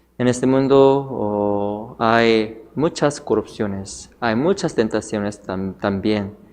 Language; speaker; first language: Spanish; non-native, learner; Korean